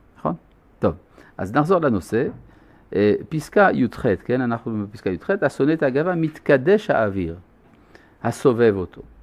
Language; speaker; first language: Hebrew; non-native, fluent; French